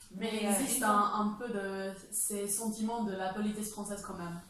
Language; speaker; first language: French; non-native, fluent; English